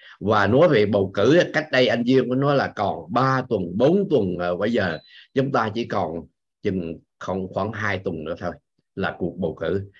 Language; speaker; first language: Vietnamese; native; Vietnamese